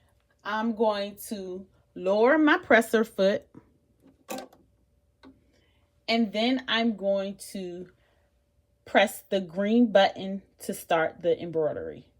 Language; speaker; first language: English; native; English